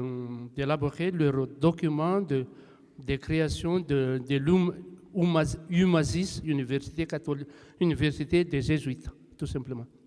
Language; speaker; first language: French; non-native, local second language; Malagasy